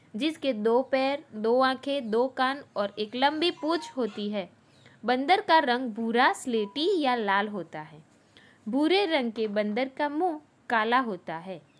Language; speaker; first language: Hindi; non-native, local second language; Gujarati